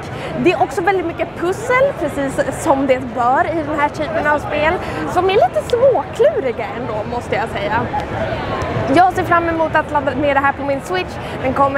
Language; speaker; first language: Swedish; native; Swedish